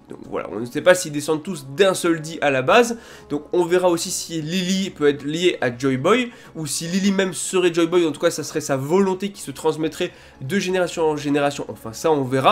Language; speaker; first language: French; native; French